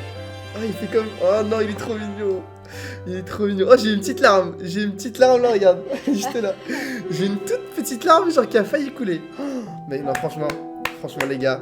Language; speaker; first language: French; native; French